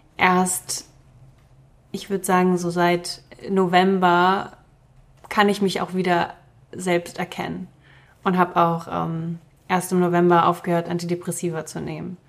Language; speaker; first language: German; early bilingual, other home language; Russian